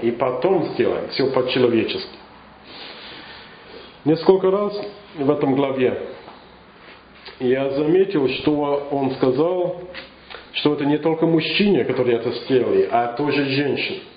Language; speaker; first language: Russian; non-native, learner; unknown